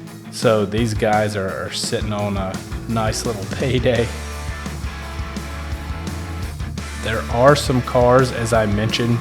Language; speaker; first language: English; native; English